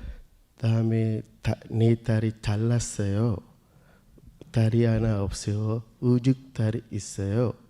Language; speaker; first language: Korean; non-native, learner; Sinhala